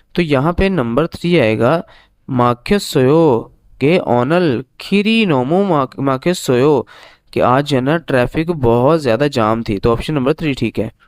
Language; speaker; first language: Urdu; native; Urdu